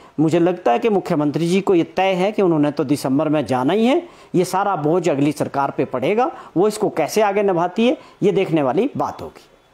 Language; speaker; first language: Hindi; native; Hindi